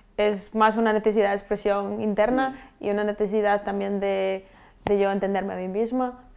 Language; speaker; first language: Spanish; non-native, local second language; Galician